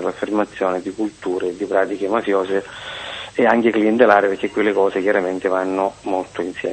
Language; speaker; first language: Italian; native; Italian